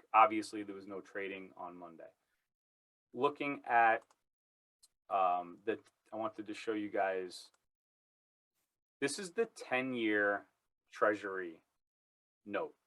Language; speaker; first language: English; native; English